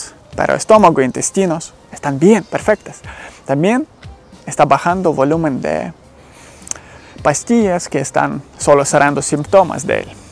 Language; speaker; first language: Spanish; non-native, learner; Ukrainian